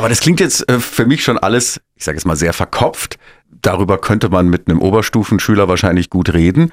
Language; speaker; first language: German; native; German